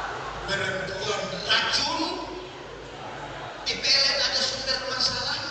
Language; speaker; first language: Malay; native; Malay